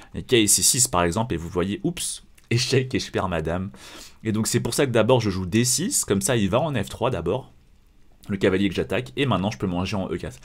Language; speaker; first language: French; native; French